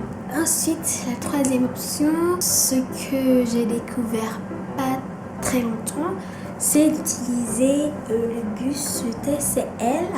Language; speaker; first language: French; non-native, fluent; Indonesian